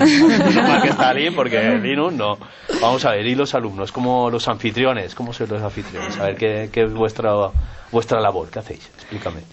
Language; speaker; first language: Spanish; native; Spanish